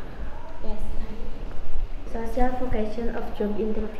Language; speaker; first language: English; non-native, learner; Indonesian